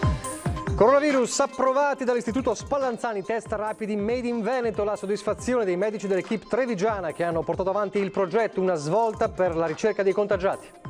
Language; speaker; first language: Italian; native; Italian